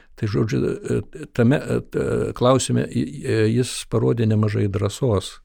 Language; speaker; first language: Lithuanian; early bilingual, heritage; Lithuanian